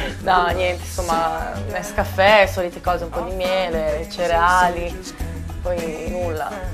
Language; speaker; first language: Italian; early bilingual, other home language; Albanian